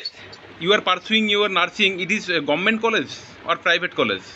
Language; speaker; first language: English; non-native, learner; Bangla